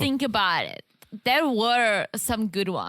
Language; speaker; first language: English; native; English